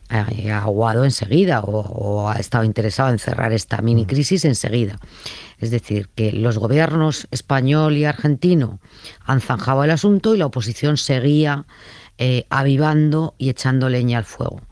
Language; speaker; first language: Spanish; native; Spanish